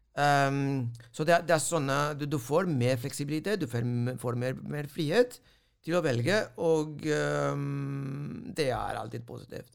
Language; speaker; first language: Norwegian; non-native, fluent; Spanish